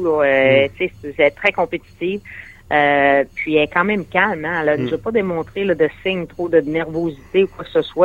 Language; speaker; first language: French; native; French